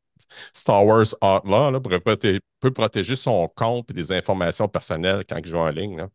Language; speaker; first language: French; native; French